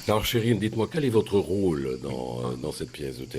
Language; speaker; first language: French; native; French